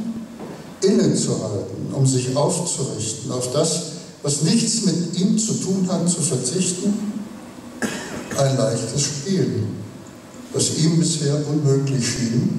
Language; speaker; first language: German; native; German